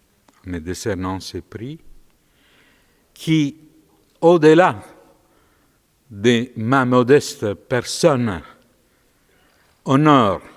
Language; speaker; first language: French; non-native, fluent; Romanian